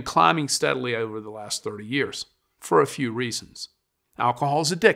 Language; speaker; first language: English; native; English